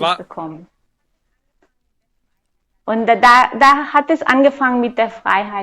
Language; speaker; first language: German; non-native, fluent; Hungarian